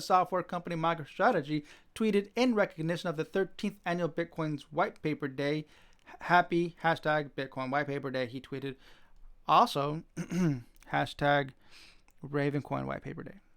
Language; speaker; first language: English; native; English